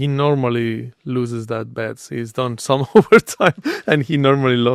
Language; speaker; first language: English; non-native, fluent; Spanish